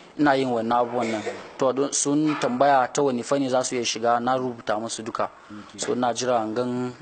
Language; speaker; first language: Hausa; non-native, local second language; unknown